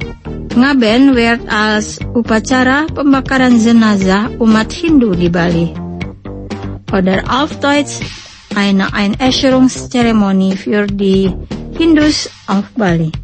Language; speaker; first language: German; non-native, fluent; Indonesian